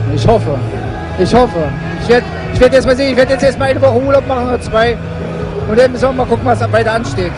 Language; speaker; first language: German; native; German